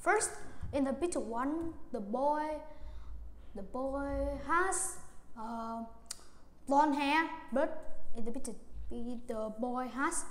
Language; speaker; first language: English; non-native, learner; Vietnamese